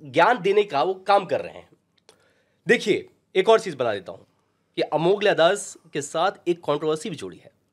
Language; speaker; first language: Hindi; native; Hindi